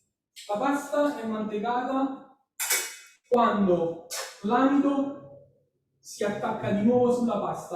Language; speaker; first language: Italian; native; Italian